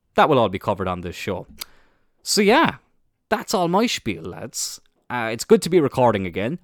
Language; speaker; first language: English; native; English